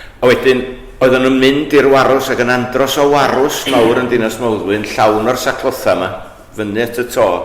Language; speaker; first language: Welsh; native; Welsh